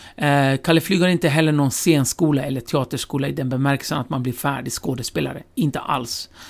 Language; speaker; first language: Swedish; early bilingual, other home language; Kurdish